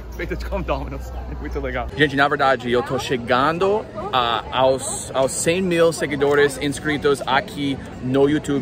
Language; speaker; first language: Portuguese; non-native, fluent; English